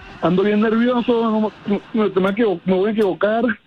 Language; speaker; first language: Spanish; native; Spanish